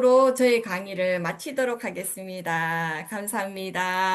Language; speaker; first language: Korean; native; Korean